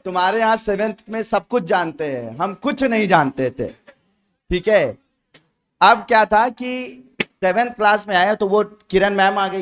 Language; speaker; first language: Hindi; native; Hindi